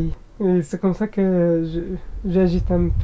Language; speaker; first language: French; non-native, learner; Arabic